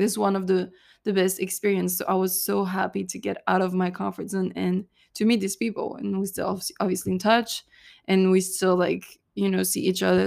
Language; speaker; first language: English; non-native, fluent; French